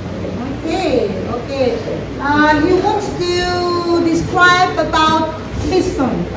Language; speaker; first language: English; non-native, fluent; Indonesian